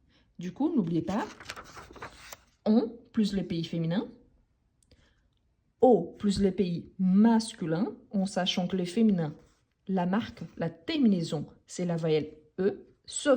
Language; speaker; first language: French; non-native, fluent; Portuguese